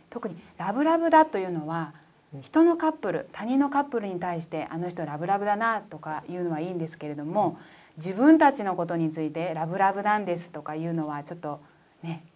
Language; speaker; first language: Japanese; native; Japanese